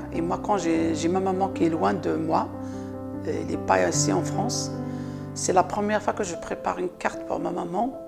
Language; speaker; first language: French; non-native, local second language; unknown